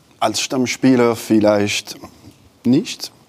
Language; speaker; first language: German; non-native, local second language; French